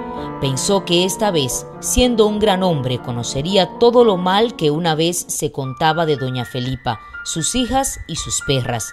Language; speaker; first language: Spanish; native; Spanish